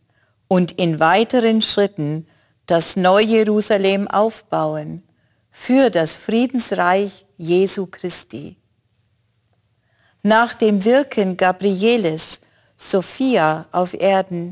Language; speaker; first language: German; native; German